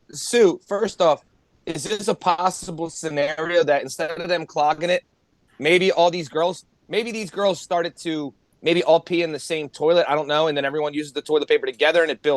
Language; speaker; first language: English; native; English